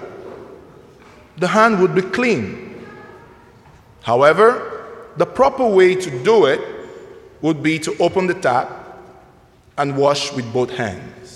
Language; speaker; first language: English; non-native, local second language; Igbo